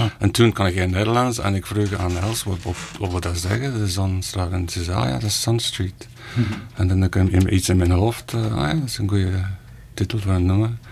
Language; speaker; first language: Dutch; non-native, fluent; English